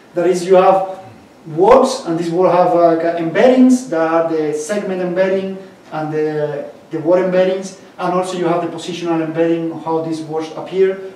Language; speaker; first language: English; non-native, fluent; Spanish